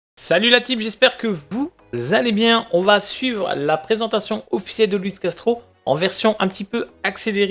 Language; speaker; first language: French; native; French